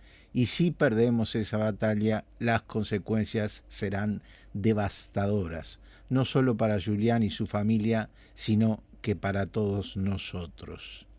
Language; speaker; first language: Spanish; native; Spanish